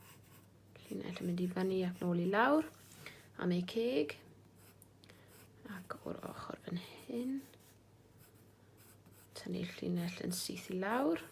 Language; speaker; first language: Welsh; non-native, local second language; English